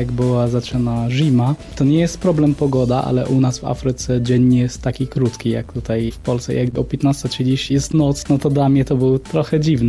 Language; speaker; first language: Polish; non-native, fluent; Arabic